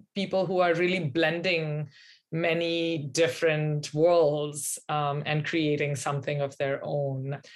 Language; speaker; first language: English; non-native, local second language; Hindi